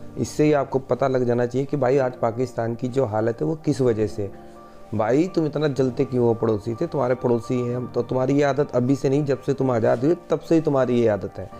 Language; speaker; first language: Hindi; native; Hindi